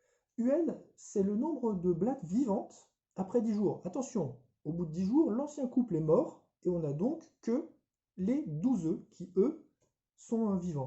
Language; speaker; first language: French; native; French